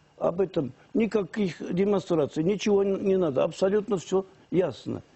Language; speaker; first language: Russian; non-native, local second language; Tatar